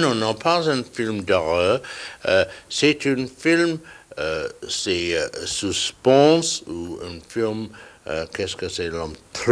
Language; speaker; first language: French; non-native, learner; English